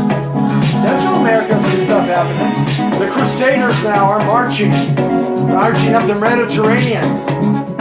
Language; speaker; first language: English; native; English